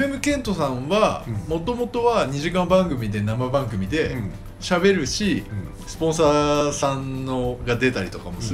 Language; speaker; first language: Japanese; native; Japanese